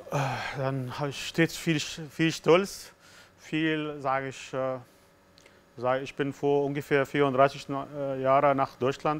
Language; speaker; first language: German; non-native, learner; Arabic